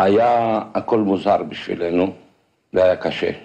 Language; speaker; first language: Hebrew; non-native, fluent; Ladino